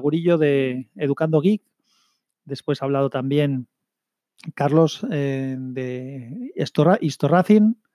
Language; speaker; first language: Spanish; native; Spanish